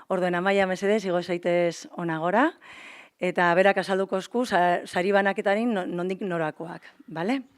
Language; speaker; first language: Basque; native; Basque